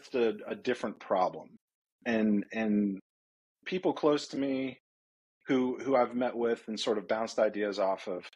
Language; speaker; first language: English; native; English